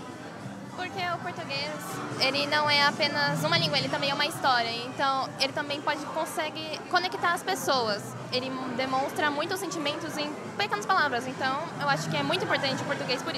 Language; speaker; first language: Portuguese; early bilingual, heritage; Portuguese